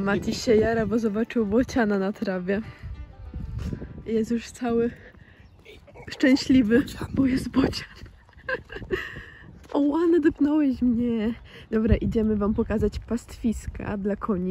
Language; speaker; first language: Polish; native; Polish